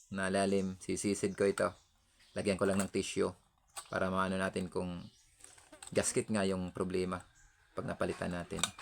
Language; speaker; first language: Filipino; non-native, local second language; Cebuano